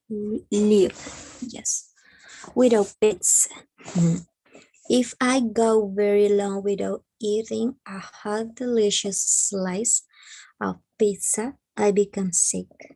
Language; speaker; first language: English; non-native, learner; Spanish